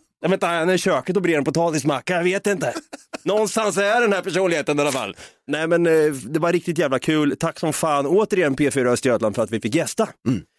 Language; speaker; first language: Swedish; native; Swedish